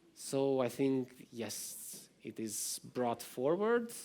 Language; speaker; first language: English; non-native, fluent; Romanian